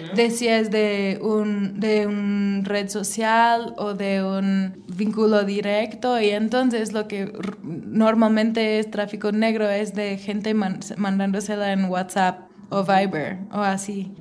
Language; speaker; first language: Spanish; non-native, fluent; English